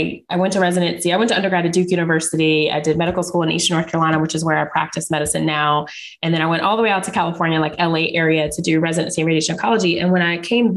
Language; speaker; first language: English; native; English